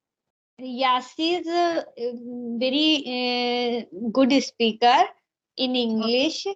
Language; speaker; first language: English; non-native, learner; Hindi